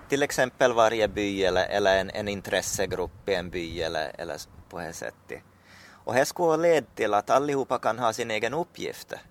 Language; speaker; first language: Swedish; native; Swedish